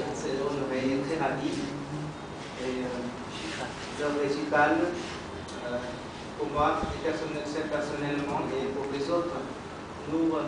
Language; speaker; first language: French; non-native, learner; Vietnamese